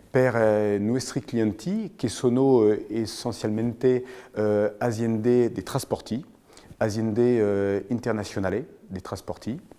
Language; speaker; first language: Italian; non-native, fluent; French